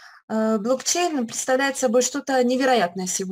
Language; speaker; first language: Russian; native; Russian